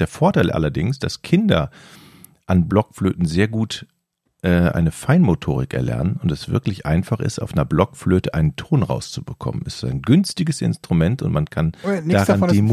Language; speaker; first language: German; native; German